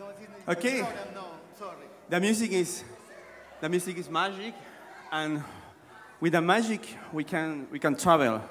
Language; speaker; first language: English; non-native, learner; Spanish